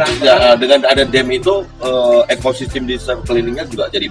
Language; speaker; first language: Indonesian; native; Indonesian